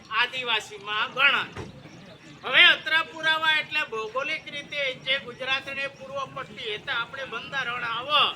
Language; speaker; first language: Gujarati; non-native, local second language; Bhili